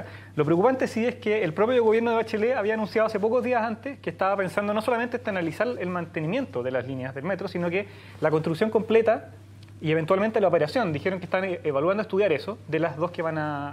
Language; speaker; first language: Spanish; native; Spanish